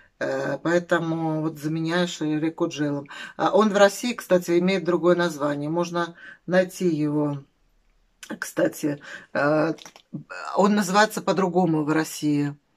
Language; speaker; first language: Russian; native; Russian